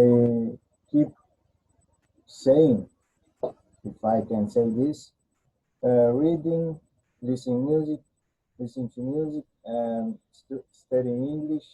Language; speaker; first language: English; non-native, learner; Portuguese